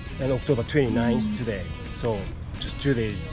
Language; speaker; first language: English; non-native, learner; Japanese